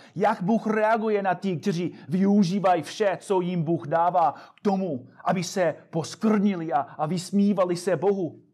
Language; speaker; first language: Czech; non-native, fluent; English